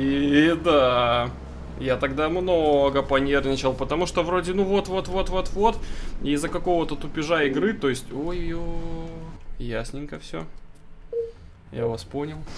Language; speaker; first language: Russian; native; Russian